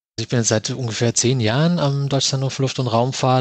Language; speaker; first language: German; native; German